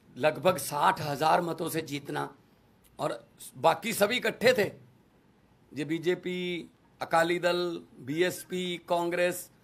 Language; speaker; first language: Hindi; non-native, local second language; Punjabi